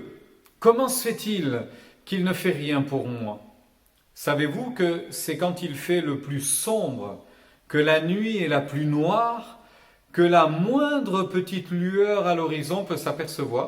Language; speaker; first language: French; native; French